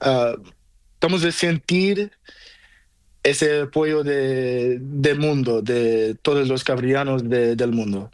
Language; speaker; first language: Spanish; non-native, learner; Portuguese